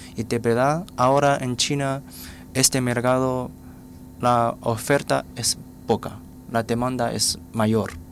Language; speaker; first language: Spanish; non-native, fluent; Chinese